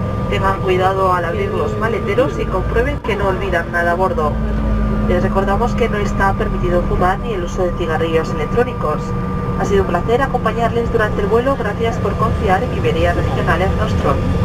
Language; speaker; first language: Spanish; native; Spanish